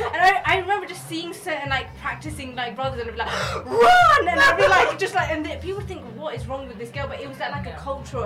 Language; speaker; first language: English; native; English